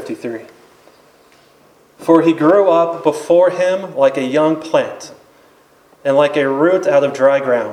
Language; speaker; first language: English; native; English